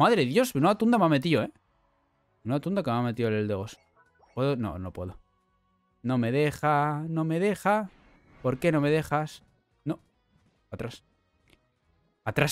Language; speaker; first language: Spanish; native; Spanish